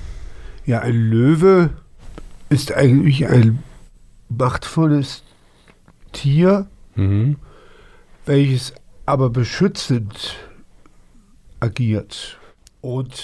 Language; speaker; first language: German; native; German